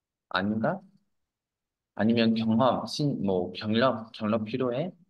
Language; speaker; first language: Korean; non-native, fluent; Vietnamese